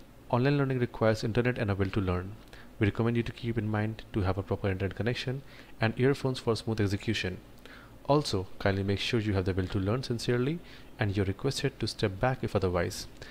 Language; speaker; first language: English; non-native, local second language; Hindi